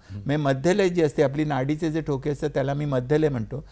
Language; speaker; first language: Marathi; native; Marathi